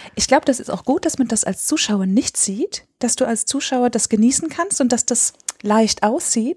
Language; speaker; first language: German; native; German